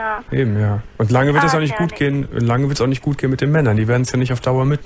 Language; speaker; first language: German; native; German